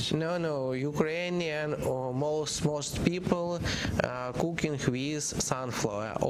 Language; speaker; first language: English; non-native, learner; Ukrainian